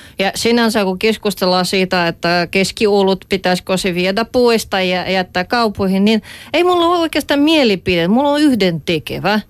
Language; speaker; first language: Finnish; non-native, fluent; Russian